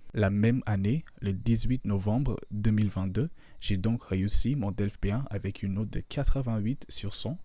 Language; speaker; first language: French; non-native, fluent; English